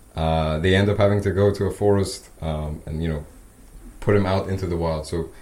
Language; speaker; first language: English; non-native, fluent; Persian